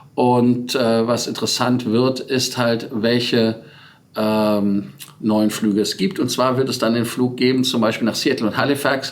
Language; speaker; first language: German; native; German